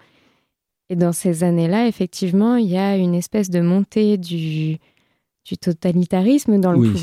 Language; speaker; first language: French; native; French